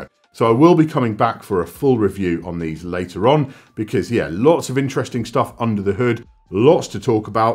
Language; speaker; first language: English; native; English